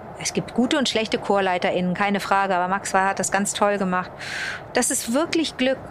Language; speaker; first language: German; early bilingual, other home language; English